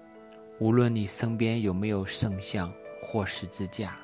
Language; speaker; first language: Chinese; native; Chinese